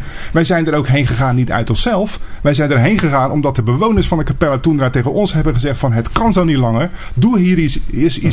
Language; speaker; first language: Dutch; native; Dutch